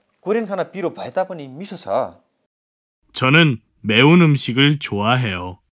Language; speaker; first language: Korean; non-native, fluent; Nepali